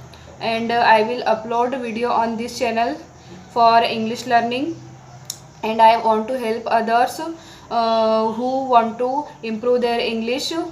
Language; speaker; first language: English; non-native, learner; Marathi